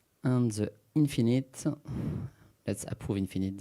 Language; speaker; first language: English; non-native, fluent; French